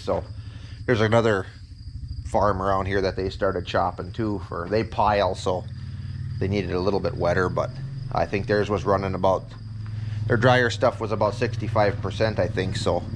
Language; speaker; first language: English; native; English